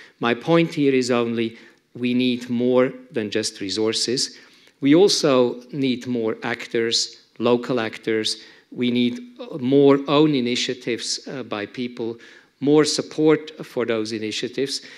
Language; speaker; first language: English; non-native, fluent; German